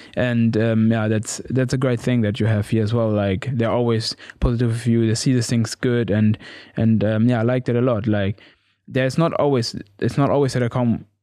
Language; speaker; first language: English; non-native, learner; German